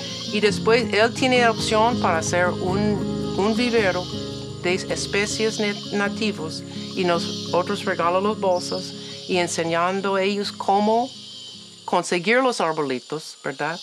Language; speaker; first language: Spanish; non-native, learner; English